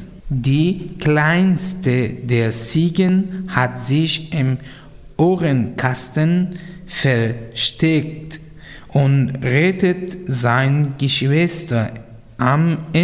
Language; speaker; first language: German; non-native, learner; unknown